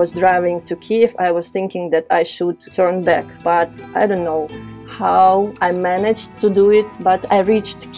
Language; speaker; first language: English; non-native, fluent; Ukrainian